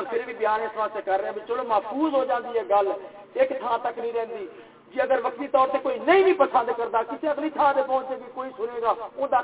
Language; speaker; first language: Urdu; non-native, local second language; Punjabi